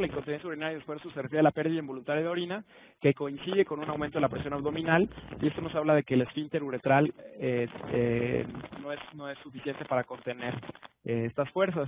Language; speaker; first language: Spanish; native; Spanish